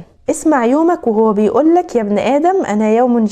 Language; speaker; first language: Arabic; native; Arabic